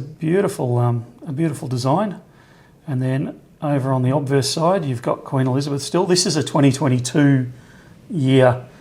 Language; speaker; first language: English; native; English